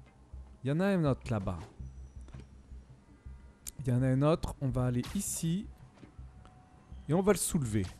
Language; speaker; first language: French; native; French